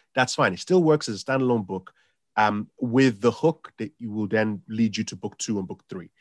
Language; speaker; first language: English; non-native, local second language; Yoruba